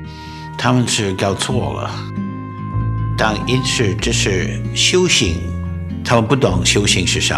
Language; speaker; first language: Chinese; non-native, fluent; English